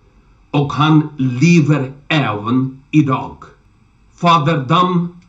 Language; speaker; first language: Swedish; non-native, learner; Urdu